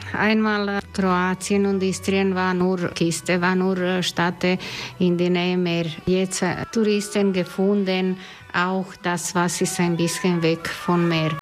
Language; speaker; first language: German; non-native, learner; Croatian